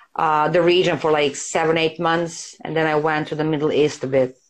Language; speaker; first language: English; non-native, fluent; Serbian